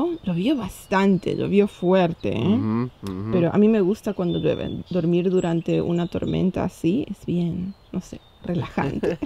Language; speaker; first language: Spanish; native; Spanish